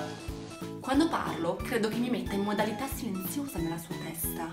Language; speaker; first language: Italian; native; Italian